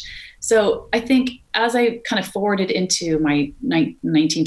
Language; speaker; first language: English; native; English